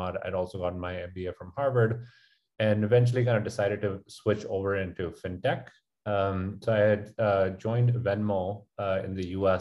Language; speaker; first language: English; non-native, local second language; Urdu